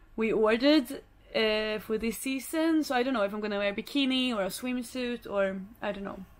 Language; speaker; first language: English; non-native, fluent; Swedish